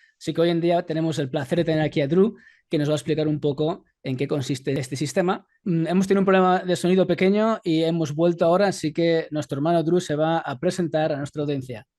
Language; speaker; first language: Spanish; native; Spanish